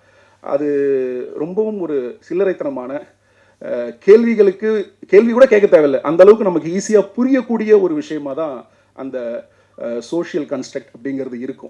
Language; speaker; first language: Tamil; native; Tamil